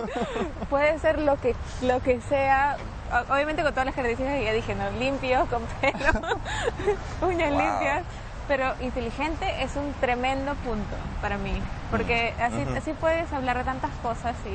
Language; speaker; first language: Spanish; native; Spanish